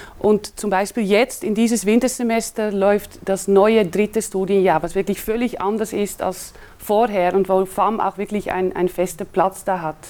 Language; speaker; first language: German; non-native, fluent; Dutch